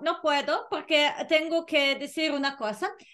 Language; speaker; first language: Spanish; non-native, fluent; Serbian